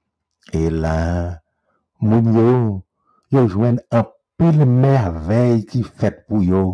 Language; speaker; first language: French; non-native, local second language; Haitian Creole